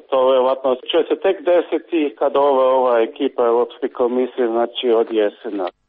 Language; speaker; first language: Croatian; non-native, fluent; German